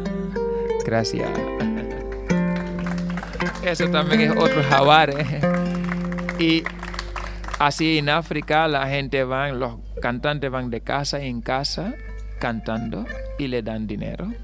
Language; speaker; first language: Spanish; non-native, fluent; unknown